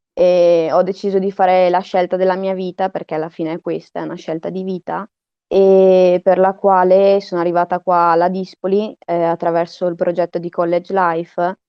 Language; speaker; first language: Italian; native; Italian